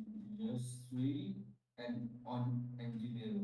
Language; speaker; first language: French; non-native, learner; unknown